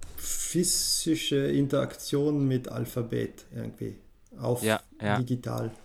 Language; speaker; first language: German; native; German